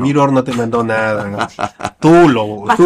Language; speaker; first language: Spanish; native; Spanish